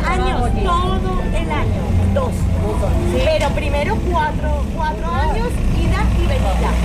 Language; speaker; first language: Spanish; non-native, learner; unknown